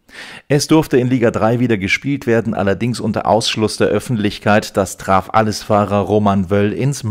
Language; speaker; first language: German; native; German